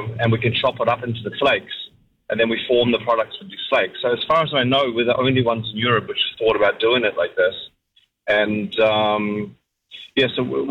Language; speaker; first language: English; native; English